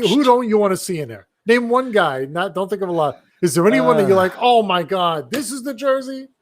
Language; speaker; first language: English; native; English